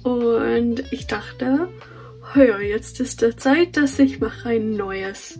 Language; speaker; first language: German; non-native, fluent; English